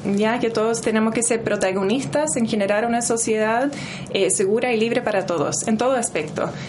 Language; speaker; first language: Spanish; non-native, fluent; English